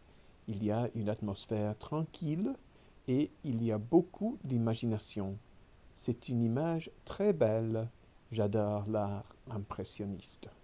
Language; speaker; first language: French; non-native, fluent; English